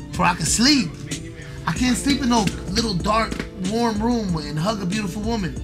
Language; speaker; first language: English; native; English